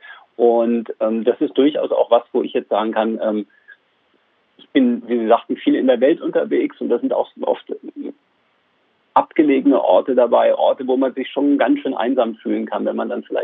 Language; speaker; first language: German; native; German